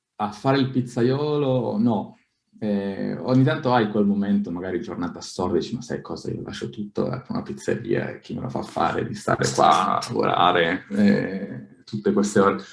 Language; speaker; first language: Italian; early bilingual, other home language; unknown